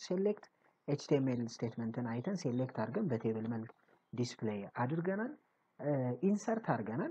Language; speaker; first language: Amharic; native; Amharic